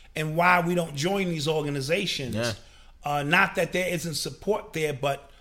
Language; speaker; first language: English; native; English